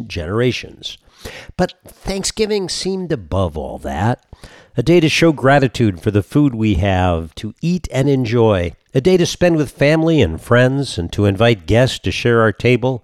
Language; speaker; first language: English; native; English